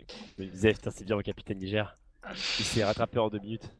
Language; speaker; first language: French; native; French